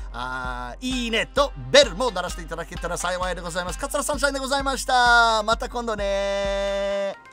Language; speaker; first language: Japanese; non-native, fluent; English